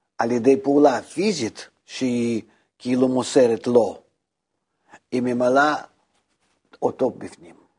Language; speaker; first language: Hebrew; non-native, fluent; Russian